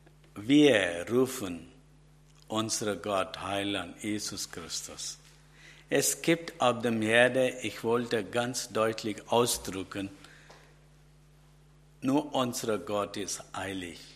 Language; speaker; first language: German; non-native, learner; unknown